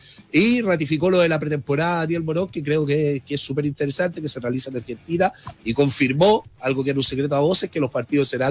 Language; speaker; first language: Spanish; native; Spanish